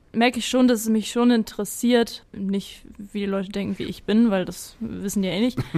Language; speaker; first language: German; native; German